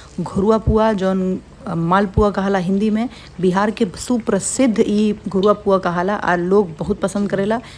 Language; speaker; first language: Bhojpuri; non-native, local second language; Hindi